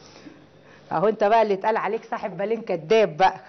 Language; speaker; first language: Arabic; native; Arabic